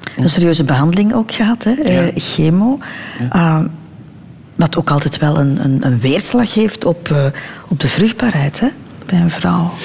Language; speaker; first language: Dutch; native; Dutch